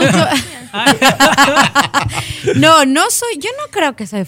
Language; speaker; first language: Spanish; native; Spanish